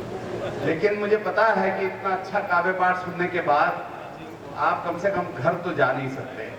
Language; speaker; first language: Hindi; native; Hindi